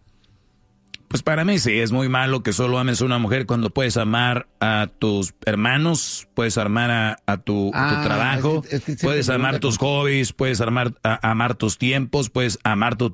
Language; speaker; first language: Spanish; native; Spanish